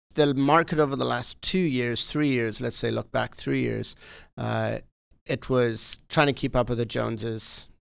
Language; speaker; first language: English; native; English